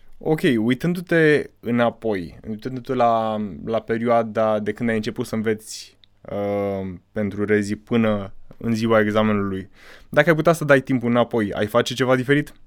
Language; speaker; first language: Romanian; native; Romanian